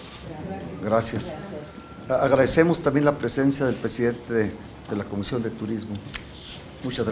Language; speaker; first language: Spanish; native; Spanish